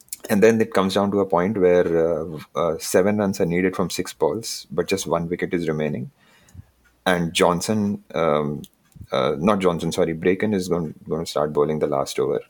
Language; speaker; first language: English; non-native, local second language; Hindi